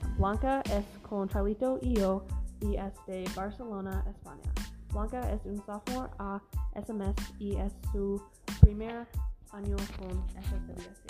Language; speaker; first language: Spanish; non-native, learner; English